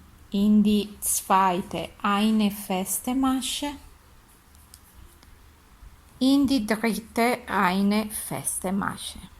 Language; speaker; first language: German; non-native, learner; Italian